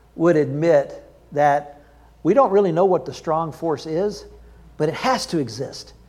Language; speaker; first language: English; native; English